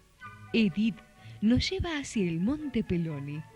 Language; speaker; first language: Spanish; native; Spanish